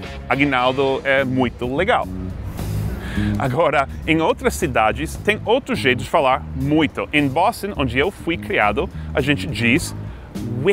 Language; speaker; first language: Portuguese; non-native, fluent; English